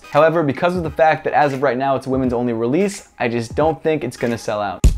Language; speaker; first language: English; native; English